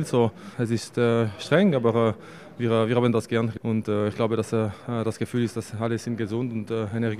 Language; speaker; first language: German; non-native, local second language; French